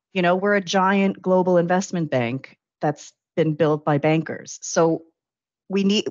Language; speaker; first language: English; native; English